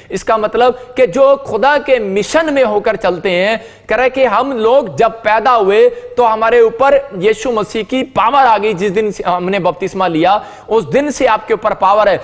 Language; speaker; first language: Hindi; non-native, local second language; Punjabi